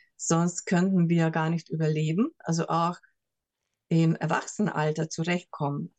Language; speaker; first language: German; non-native, fluent; Hungarian